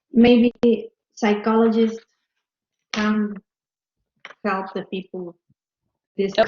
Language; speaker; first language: English; non-native, learner; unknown